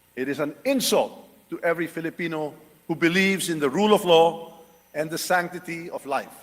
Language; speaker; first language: English; non-native, local second language; Filipino